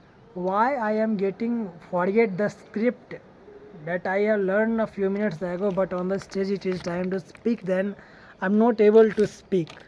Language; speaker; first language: English; non-native, learner; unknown